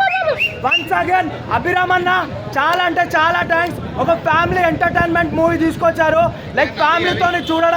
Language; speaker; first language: Telugu; native; Telugu